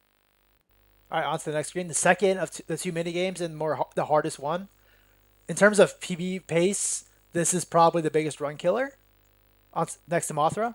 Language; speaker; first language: English; native; English